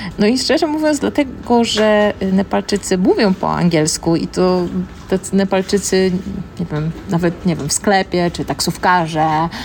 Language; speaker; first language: Polish; native; Polish